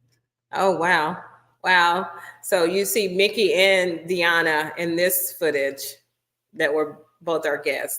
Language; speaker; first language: English; native; English